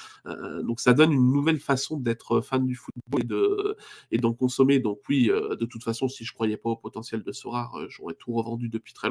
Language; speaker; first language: French; native; French